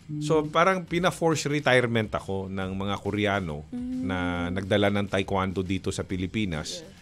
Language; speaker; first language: Filipino; non-native, local second language; Hiligaynon